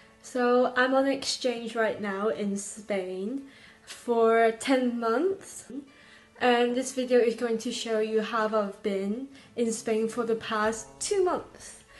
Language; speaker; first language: English; non-native, local second language; Cantonese